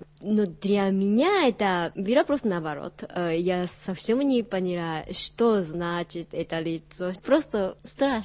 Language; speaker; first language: Russian; non-native, learner; Japanese